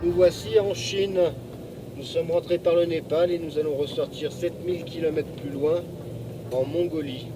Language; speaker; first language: French; native; French